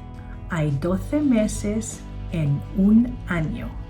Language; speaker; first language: Spanish; non-native, fluent; Filipino